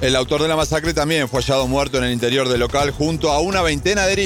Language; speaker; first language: Spanish; native; Spanish